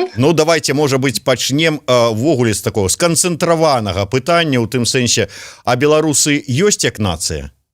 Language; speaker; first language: Belarusian; native; Belarusian